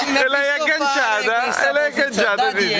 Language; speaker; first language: Italian; native; Italian